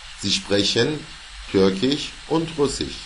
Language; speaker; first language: German; non-native, fluent; Turkish